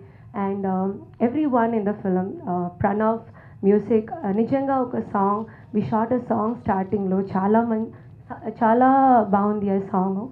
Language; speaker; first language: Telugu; non-native, learner; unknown